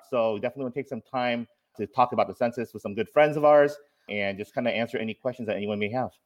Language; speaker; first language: English; native; English